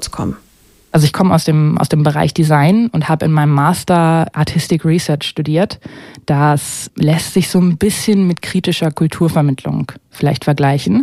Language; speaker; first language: German; native; German